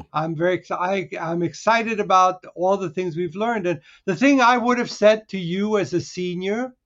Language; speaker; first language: English; early bilingual, other home language; Hungarian